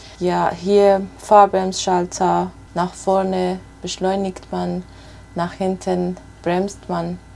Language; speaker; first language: German; non-native, fluent; Persian